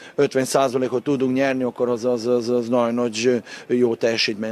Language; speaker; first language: Hungarian; non-native, fluent; Serbian